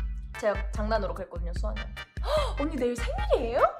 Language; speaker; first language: Korean; native; Korean